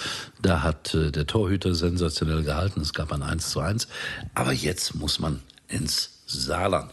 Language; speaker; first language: German; native; German